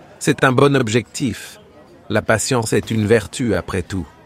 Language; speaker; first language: French; native; French